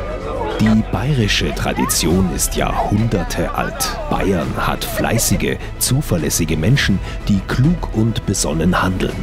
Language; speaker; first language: German; native; German